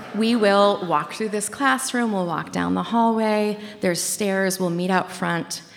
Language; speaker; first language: English; native; English